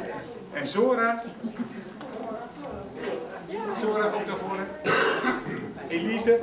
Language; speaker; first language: Dutch; native; Dutch